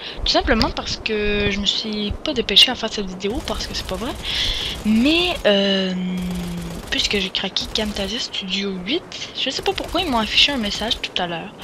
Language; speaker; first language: French; native; French